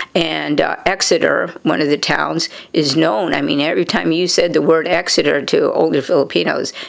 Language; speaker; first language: English; native; English